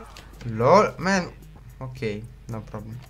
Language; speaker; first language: English; non-native, learner; Romanian